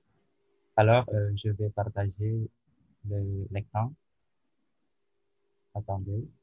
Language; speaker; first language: French; non-native, learner; Indonesian